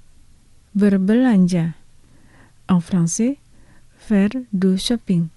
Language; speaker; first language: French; non-native, fluent; Indonesian